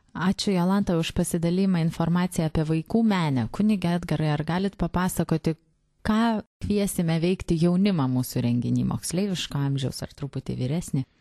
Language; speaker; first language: Lithuanian; native; Lithuanian